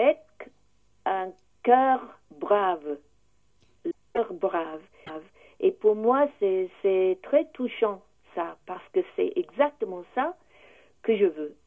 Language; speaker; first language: French; non-native, learner; English